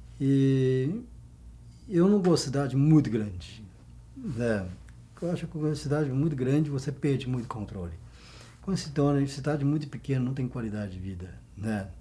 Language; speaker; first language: Portuguese; non-native, fluent; Chinese